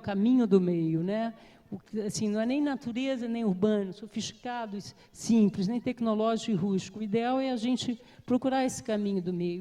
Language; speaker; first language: Portuguese; native; Portuguese